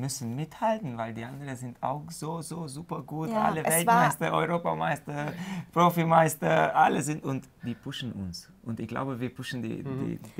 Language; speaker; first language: German; non-native, fluent; Hungarian